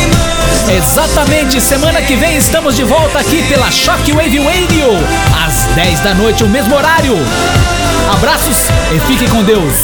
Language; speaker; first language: Portuguese; native; Portuguese